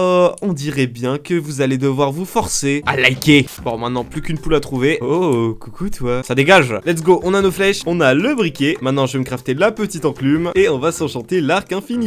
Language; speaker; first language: French; native; French